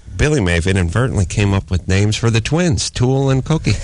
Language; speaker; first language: English; native; English